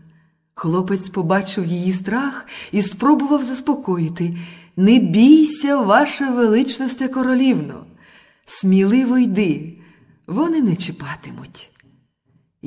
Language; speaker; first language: Ukrainian; native; Ukrainian